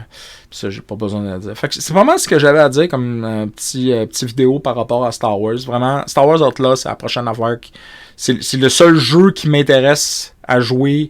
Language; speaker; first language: French; native; French